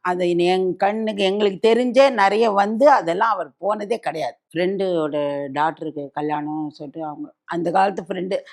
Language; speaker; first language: Tamil; native; Tamil